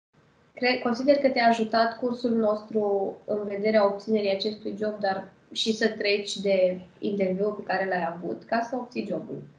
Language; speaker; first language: Romanian; native; Romanian